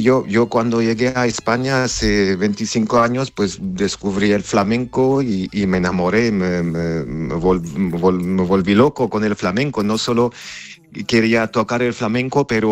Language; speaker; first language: Spanish; non-native, fluent; Armenian